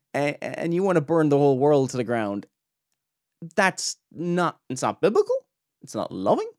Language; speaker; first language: English; native; English